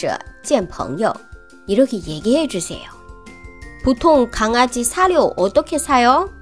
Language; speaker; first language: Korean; non-native, fluent; Chinese